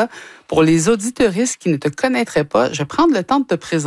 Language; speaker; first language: French; native; French